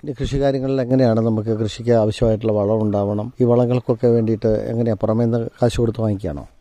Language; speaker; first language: Malayalam; native; Malayalam